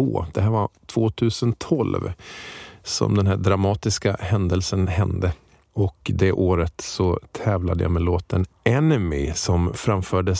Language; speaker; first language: Swedish; native; Swedish